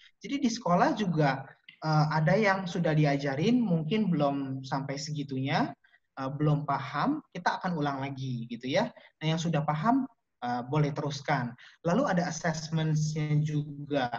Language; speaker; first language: Indonesian; native; Indonesian